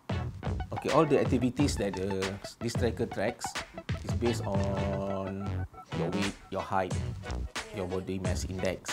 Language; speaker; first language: English; non-native, local second language; Malay